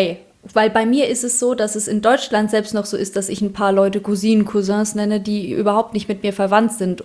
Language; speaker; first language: German; early bilingual, other home language; Russian